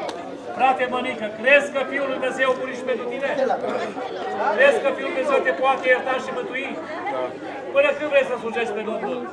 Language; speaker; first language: Romanian; native; Romanian